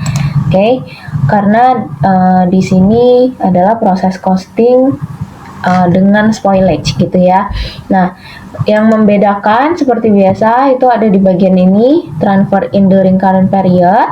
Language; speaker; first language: Indonesian; native; Indonesian